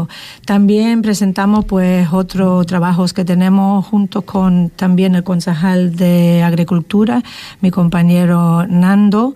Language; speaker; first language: Spanish; non-native, fluent; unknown